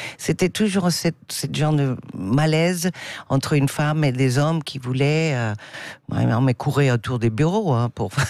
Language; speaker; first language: French; non-native, fluent; English